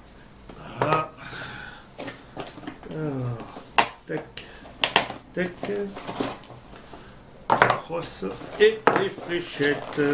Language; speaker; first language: French; native; French